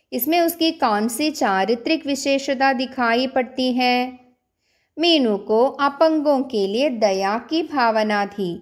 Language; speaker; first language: Hindi; non-native, local second language; Malayalam